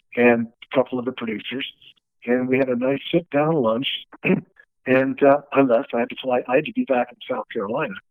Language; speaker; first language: English; native; English